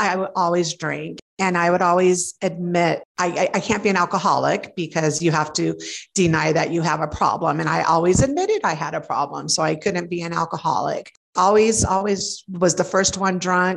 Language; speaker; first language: English; native; English